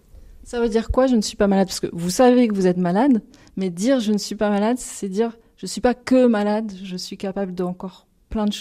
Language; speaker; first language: French; native; French